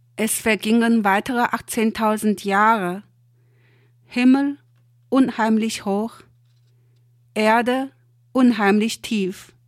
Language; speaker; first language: German; non-native, fluent; Chinese